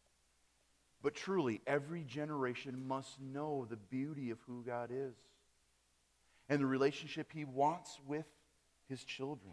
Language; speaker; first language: English; early bilingual, other home language; German